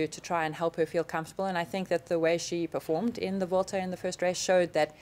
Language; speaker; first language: English; native; English